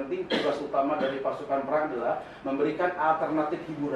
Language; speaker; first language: Indonesian; native; Indonesian